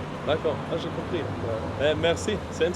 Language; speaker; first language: French; non-native, learner; German